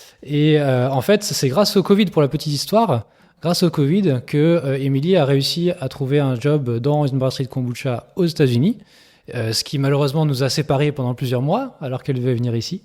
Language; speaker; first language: French; native; French